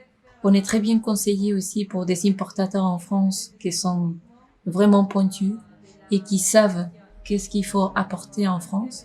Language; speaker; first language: French; non-native, fluent; Spanish